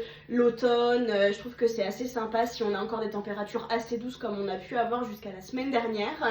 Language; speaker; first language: French; native; French